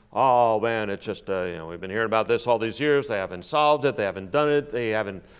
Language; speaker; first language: English; native; English